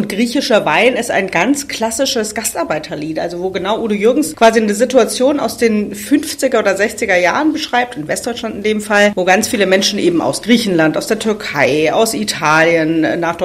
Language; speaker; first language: German; native; German